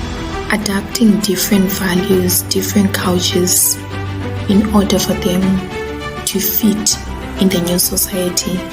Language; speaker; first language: English; non-native, fluent; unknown